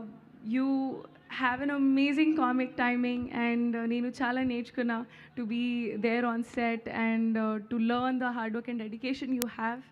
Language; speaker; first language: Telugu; non-native, learner; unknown